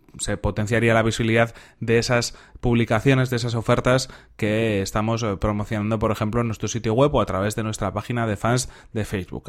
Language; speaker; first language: Spanish; native; Spanish